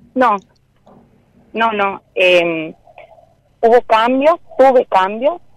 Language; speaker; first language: Spanish; native; Spanish